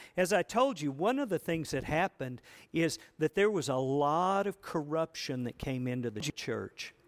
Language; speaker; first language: English; native; English